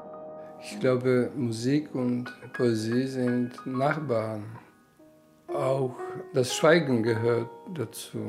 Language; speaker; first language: German; non-native, fluent; Polish